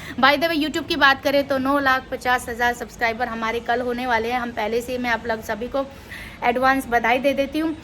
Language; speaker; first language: Hindi; native; Hindi